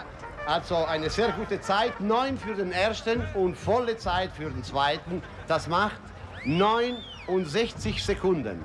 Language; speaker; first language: German; non-native, fluent; Italian